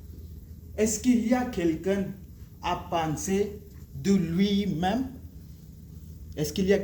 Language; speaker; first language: French; non-native, learner; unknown